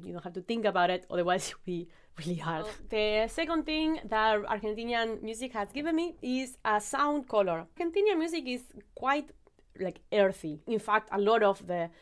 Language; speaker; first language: English; non-native, fluent; Spanish